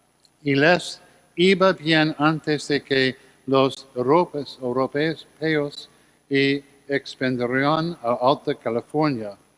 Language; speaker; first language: Spanish; non-native, learner; English